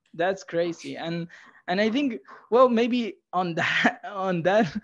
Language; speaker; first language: English; non-native, fluent; Spanish